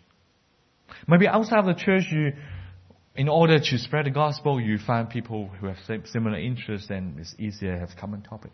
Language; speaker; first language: English; non-native, fluent; Cantonese